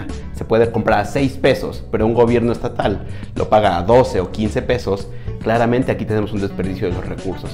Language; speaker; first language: Spanish; native; Spanish